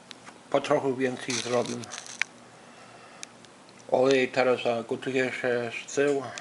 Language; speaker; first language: Polish; early bilingual, heritage; Polish